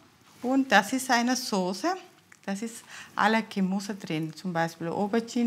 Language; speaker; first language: German; non-native, learner; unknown